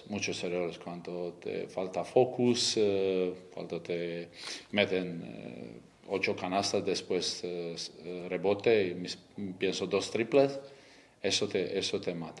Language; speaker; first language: Spanish; non-native, learner; Croatian